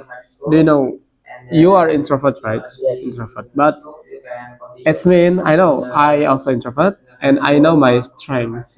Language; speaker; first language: English; non-native, learner; Indonesian